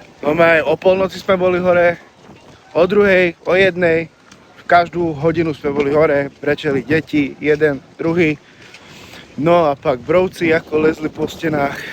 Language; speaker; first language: Slovak; non-native, local second language; Hungarian